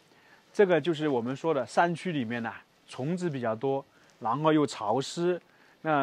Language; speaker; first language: Chinese; native; Chinese